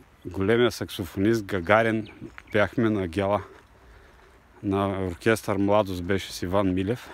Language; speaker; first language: Bulgarian; native; Bulgarian